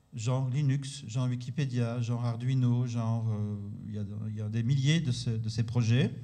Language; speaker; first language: French; native; French